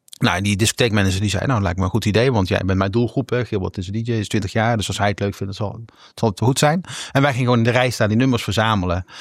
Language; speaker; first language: Dutch; native; Dutch